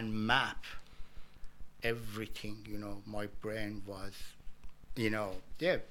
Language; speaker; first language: English; non-native, learner; Persian